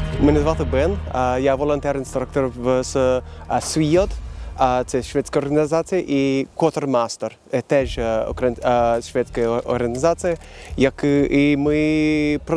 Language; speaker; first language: Ukrainian; non-native, learner; Swedish